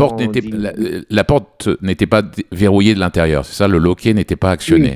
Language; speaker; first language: French; native; French